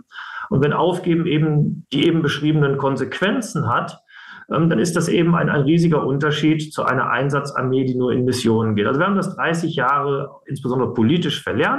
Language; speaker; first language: German; native; German